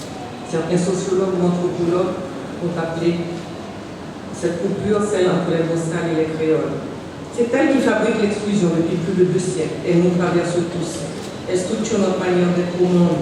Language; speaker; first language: French; non-native, local second language; Haitian Creole